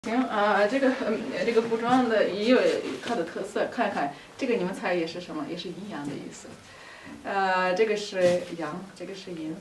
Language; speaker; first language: Chinese; non-native, fluent; Russian